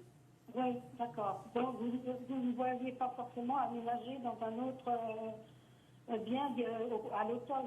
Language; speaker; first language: French; native; French